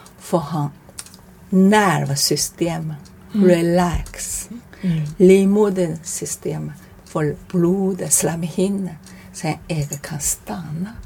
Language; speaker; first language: Swedish; non-native, learner; Chinese